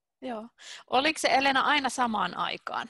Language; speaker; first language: Finnish; native; Finnish